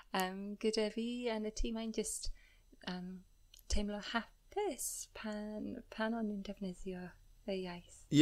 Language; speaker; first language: Welsh; non-native, learner; English